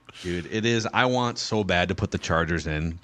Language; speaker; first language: English; native; English